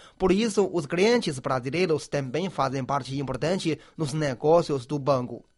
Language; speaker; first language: Portuguese; non-native, fluent; Chinese